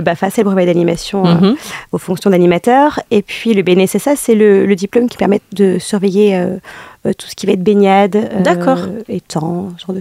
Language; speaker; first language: French; native; French